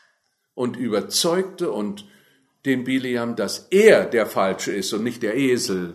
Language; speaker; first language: German; native; German